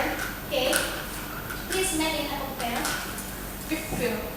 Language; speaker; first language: English; non-native, learner; Indonesian